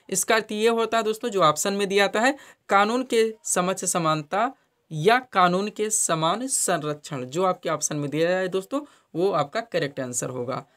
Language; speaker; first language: Hindi; native; Hindi